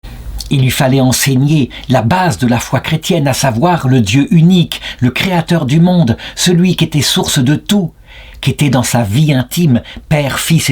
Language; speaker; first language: French; native; French